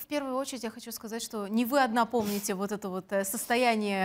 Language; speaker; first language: Russian; native; Russian